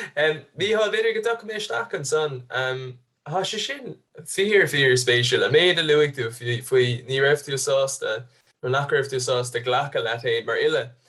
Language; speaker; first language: Irish; native; Irish